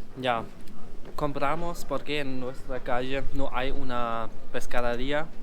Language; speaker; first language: Spanish; non-native, learner; German